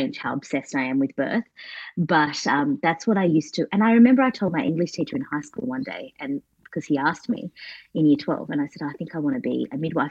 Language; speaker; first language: English; native; English